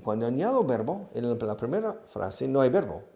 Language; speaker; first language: Spanish; non-native, fluent; English